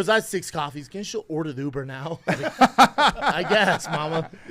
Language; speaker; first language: English; native; English